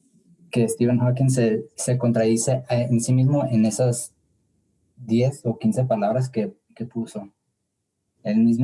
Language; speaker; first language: Spanish; early bilingual, heritage; English